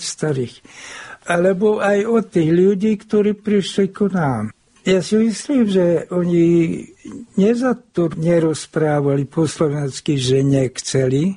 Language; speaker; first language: Slovak; non-native, local second language; Hungarian